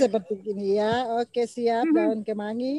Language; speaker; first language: Indonesian; native; Indonesian